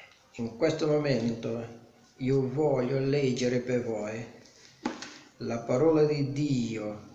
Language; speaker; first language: Italian; non-native, learner; Portuguese